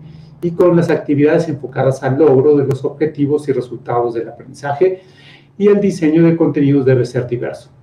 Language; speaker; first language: Spanish; native; Spanish